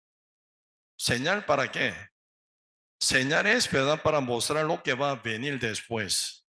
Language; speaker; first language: Spanish; non-native, learner; Korean